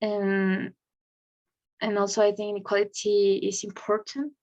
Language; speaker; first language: English; non-native, learner; Spanish